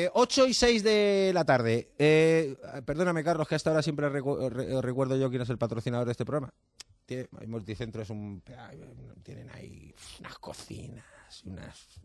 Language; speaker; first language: Spanish; native; Spanish